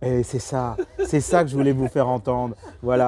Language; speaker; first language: French; native; French